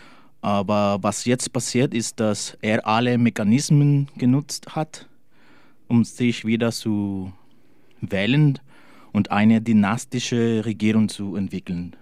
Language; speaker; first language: German; non-native, learner; Spanish